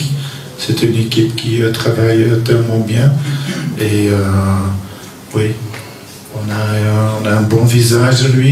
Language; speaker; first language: French; non-native, local second language; Dutch